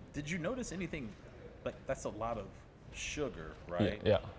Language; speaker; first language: English; native; English